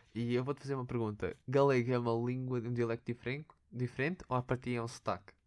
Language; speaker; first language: Portuguese; early bilingual, other home language; Russian